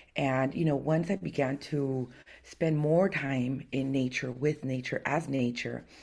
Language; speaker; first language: English; early bilingual, other home language; Spanish